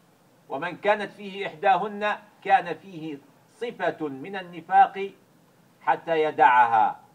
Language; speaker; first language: Arabic; native; Arabic